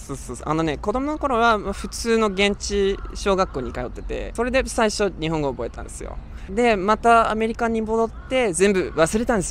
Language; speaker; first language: Japanese; non-native, fluent; English